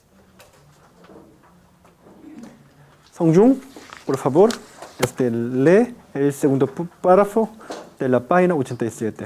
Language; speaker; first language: Spanish; non-native, fluent; Korean